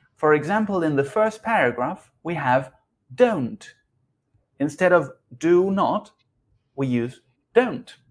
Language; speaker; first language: English; non-native, fluent; Spanish